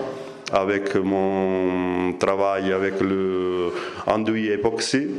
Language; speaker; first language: French; non-native, fluent; Italian